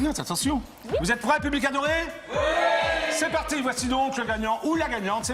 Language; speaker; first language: French; native; French